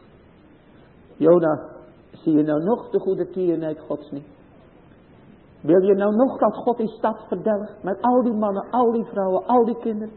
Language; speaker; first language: Dutch; native; Dutch